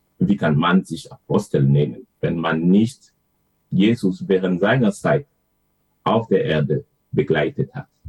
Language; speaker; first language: German; non-native, fluent; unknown